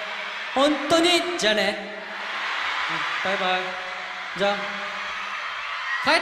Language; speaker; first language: Japanese; non-native, learner; Korean